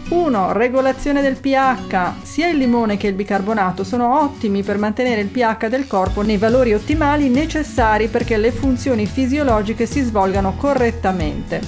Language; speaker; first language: Italian; native; Italian